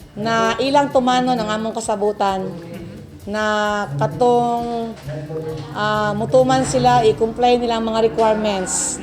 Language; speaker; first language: Cebuano; native; Cebuano